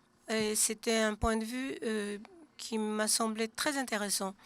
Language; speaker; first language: French; non-native, fluent; Japanese